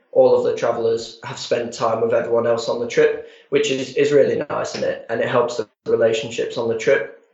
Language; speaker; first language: English; native; English